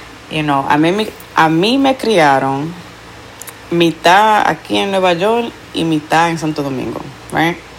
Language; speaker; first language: Spanish; early bilingual, heritage; Spanish